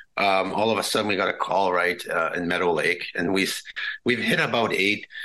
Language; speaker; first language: English; non-native, fluent; Cree